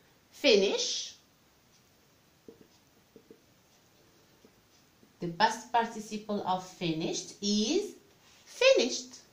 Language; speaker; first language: English; non-native, fluent; Arabic